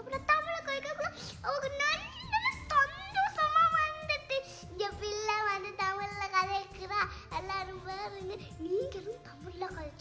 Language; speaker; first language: Tamil; early bilingual, heritage; Tamil